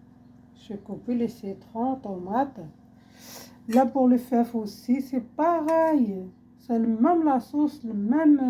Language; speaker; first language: French; non-native, learner; Arabic